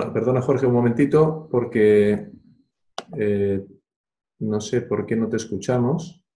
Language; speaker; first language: Spanish; native; Spanish